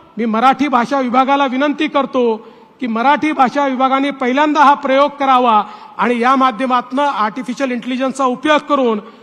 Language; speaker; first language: Marathi; native; Marathi